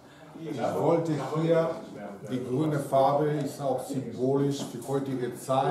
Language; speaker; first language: German; non-native, fluent; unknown